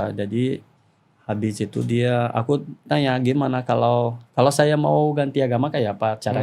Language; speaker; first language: Indonesian; non-native, fluent; Portuguese